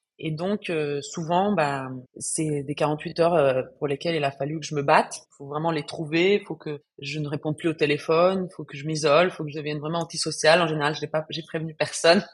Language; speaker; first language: French; non-native, fluent; Spanish